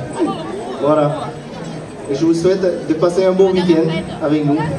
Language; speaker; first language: French; early bilingual, other home language; Hmong